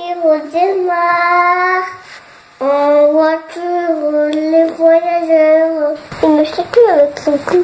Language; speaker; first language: French; native; French